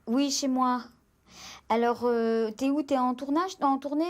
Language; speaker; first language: French; native; French